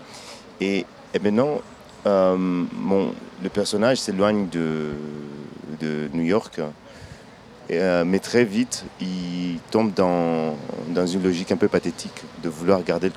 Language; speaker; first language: French; non-native, local second language; Kinyarwanda